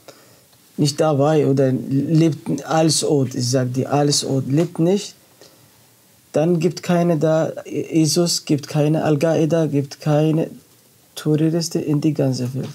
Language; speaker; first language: German; non-native, learner; Arabic